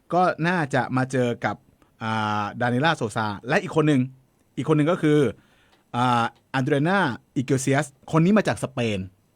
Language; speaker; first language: Thai; native; Thai